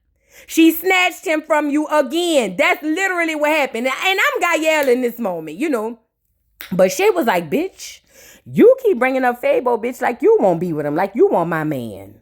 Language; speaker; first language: English; native; English